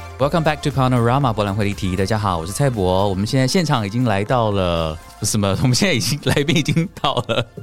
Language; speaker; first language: Chinese; native; Chinese